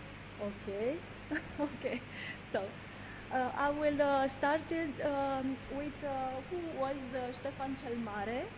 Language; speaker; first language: English; non-native, learner; Romanian